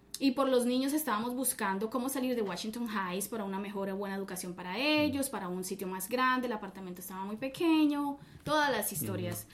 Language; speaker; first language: Spanish; native; Spanish